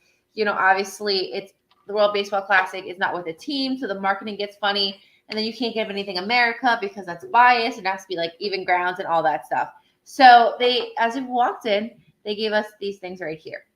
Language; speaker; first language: English; native; English